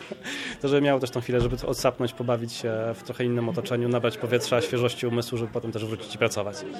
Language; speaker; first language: Polish; native; Polish